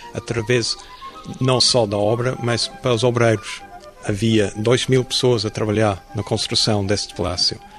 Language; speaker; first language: Portuguese; non-native, fluent; English